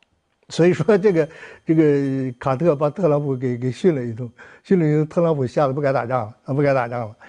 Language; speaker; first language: Chinese; native; Chinese